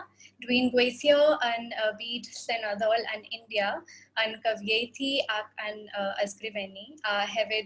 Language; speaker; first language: Welsh; non-native, fluent; Hindi